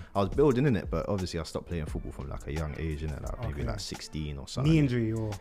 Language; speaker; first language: English; native; English